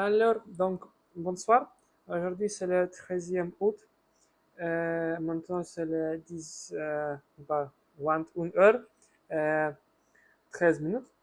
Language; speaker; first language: French; non-native, learner; Russian